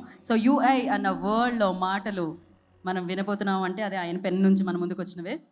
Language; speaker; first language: Telugu; native; Telugu